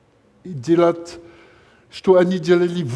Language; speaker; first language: Russian; non-native, learner; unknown